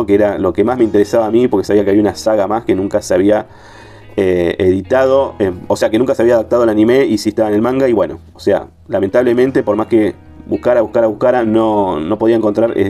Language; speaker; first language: Spanish; native; Spanish